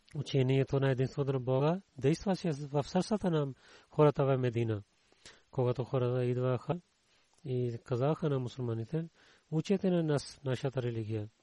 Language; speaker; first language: Bulgarian; non-native, learner; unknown